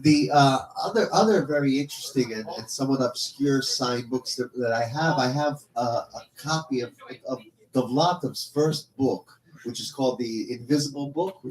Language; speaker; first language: English; non-native, fluent; Russian